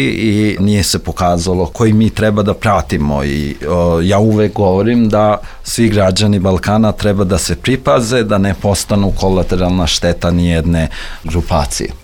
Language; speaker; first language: Serbian; non-native, local second language; Albanian